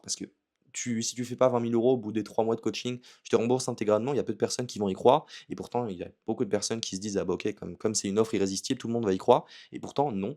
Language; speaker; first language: French; native; French